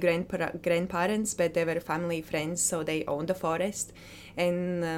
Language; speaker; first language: English; non-native, fluent; Latvian